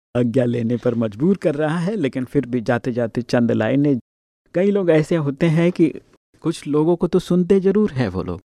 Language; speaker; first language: Hindi; native; Hindi